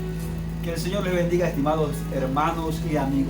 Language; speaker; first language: Spanish; native; Spanish